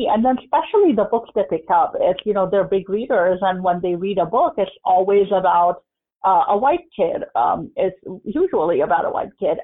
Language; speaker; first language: English; non-native, local second language; Urdu